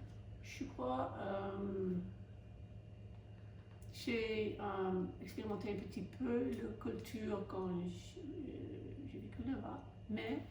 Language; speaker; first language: French; non-native, fluent; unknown